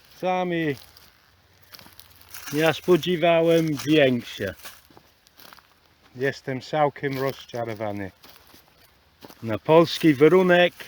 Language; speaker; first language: Polish; non-native, learner; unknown